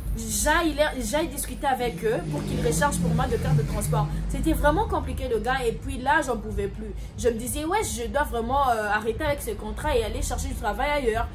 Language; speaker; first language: French; non-native, local second language; Lingala